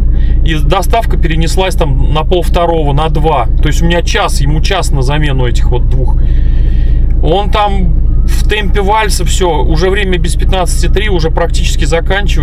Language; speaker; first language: Russian; native; Russian